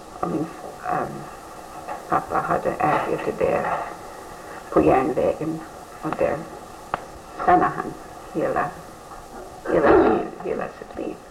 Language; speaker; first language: Swedish; early bilingual, heritage; Swedish